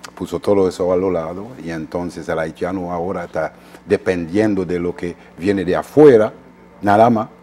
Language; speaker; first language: Spanish; non-native, fluent; Haitian Creole